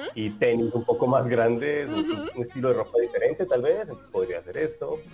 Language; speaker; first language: Spanish; native; Spanish